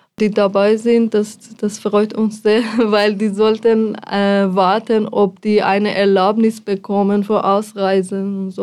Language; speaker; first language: German; non-native, fluent; Persian